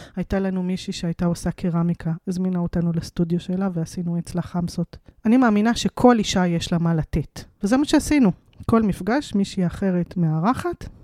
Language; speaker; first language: Hebrew; native; Hebrew